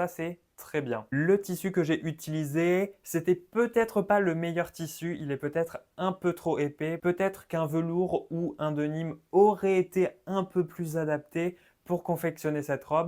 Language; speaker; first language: French; native; French